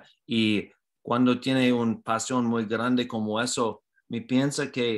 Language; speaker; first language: Spanish; non-native, learner; English